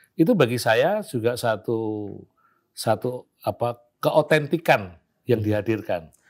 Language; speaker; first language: Indonesian; non-native, local second language; Javanese